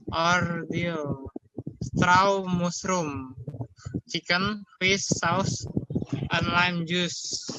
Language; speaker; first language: English; non-native, learner; Indonesian